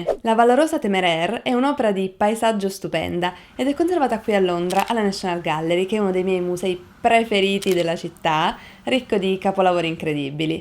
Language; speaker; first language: Italian; native; Italian